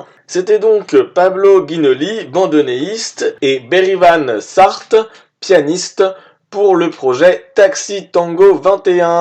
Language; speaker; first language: French; native; French